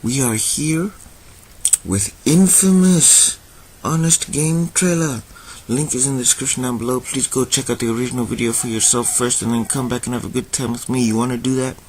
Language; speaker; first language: English; native; English